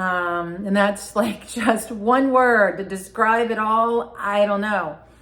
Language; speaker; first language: English; native; English